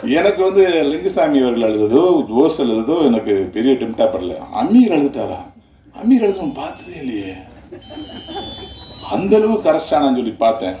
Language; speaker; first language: Tamil; native; Tamil